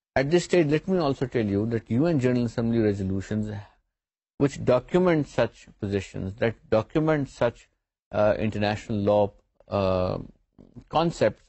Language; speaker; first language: English; non-native, local second language; Urdu